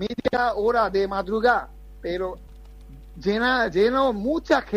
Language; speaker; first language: Spanish; non-native, fluent; Bangla